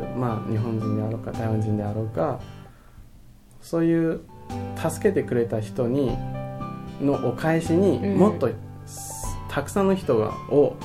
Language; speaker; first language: Japanese; non-native, fluent; Chinese